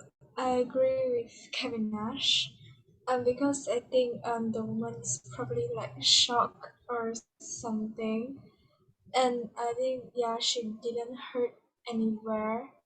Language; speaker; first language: English; non-native, learner; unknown